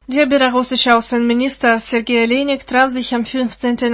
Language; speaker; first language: German; non-native, fluent; Russian